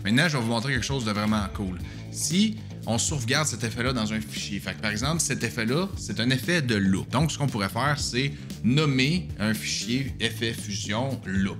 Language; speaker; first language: French; native; French